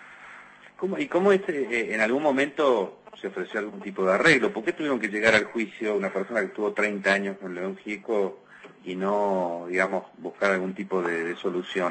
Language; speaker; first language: Spanish; native; Spanish